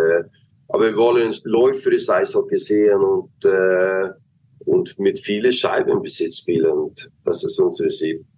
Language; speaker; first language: German; non-native, fluent; Swedish